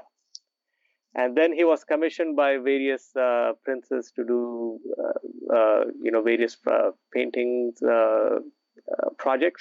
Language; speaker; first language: English; non-native, local second language; Urdu